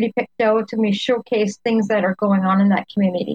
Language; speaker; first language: English; native; English